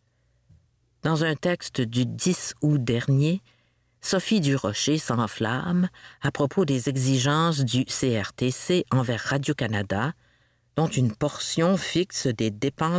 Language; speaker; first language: French; native; French